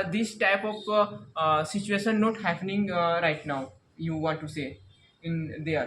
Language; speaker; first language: English; non-native, learner; Hindi